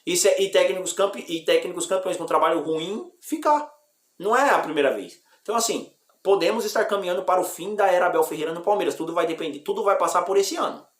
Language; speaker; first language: Portuguese; native; Portuguese